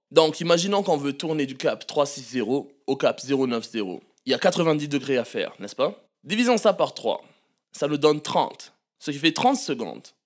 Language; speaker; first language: French; non-native, local second language; Malagasy